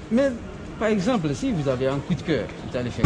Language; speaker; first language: French; non-native, learner; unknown